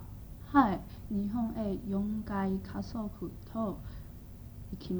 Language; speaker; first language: Japanese; non-native, learner; Chinese